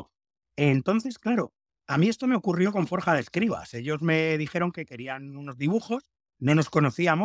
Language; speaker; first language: Spanish; native; Spanish